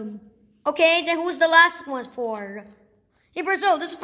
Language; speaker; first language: English; native; English